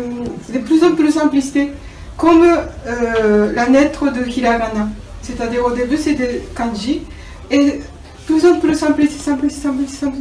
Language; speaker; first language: French; non-native, learner; Japanese